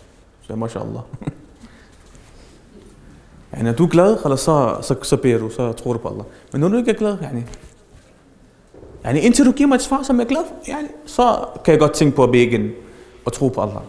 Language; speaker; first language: Danish; early bilingual, other home language; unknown